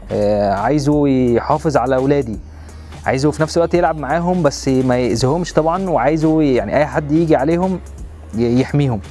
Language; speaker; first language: Arabic; native; Arabic